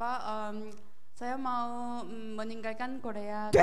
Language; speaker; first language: Indonesian; non-native, learner; Korean